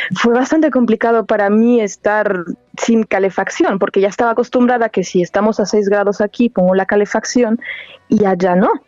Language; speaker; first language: Spanish; native; Spanish